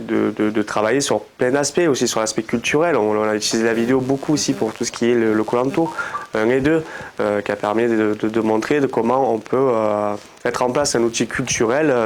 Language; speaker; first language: French; native; French